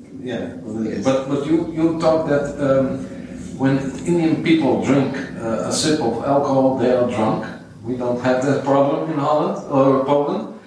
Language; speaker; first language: English; non-native, fluent; Dutch